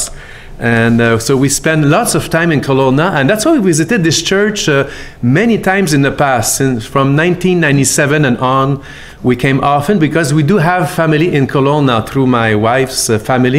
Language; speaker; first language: English; non-native, fluent; French